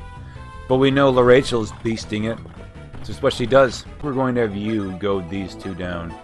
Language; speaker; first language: English; native; English